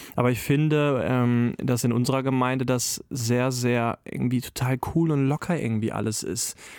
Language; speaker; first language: German; native; German